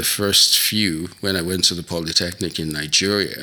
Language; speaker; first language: English; non-native, local second language; Yoruba